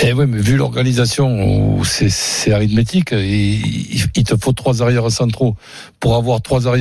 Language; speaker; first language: French; native; French